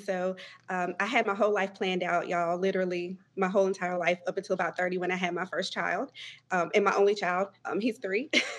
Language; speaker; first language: English; native; English